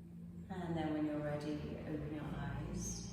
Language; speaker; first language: English; native; English